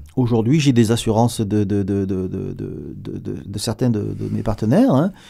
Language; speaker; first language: French; native; French